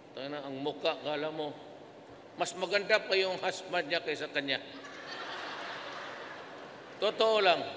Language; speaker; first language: Filipino; native; Filipino